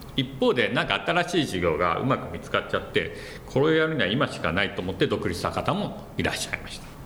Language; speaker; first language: Japanese; non-native, fluent; English